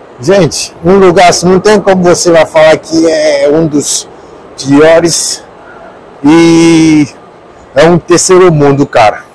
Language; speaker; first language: Portuguese; non-native, learner; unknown